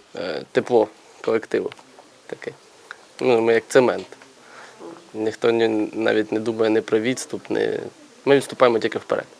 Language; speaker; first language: Ukrainian; native; Ukrainian